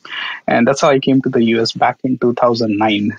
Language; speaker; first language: English; non-native, local second language; Marathi